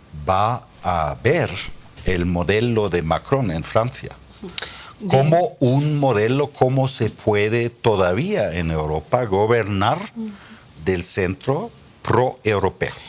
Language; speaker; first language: Spanish; non-native, fluent; German